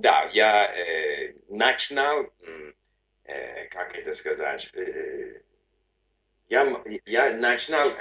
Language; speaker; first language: Russian; non-native, learner; English